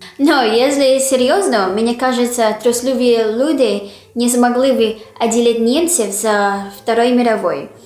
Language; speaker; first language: Russian; non-native, fluent; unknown